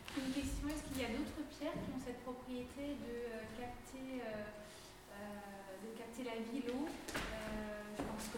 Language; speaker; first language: French; native; French